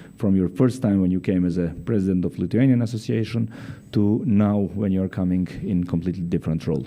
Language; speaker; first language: English; non-native, fluent; Albanian